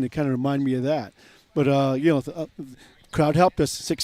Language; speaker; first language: English; native; English